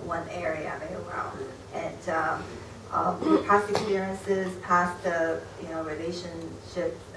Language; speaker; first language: English; non-native, fluent; Chinese